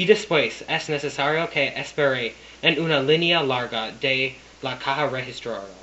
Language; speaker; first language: Spanish; non-native, learner; English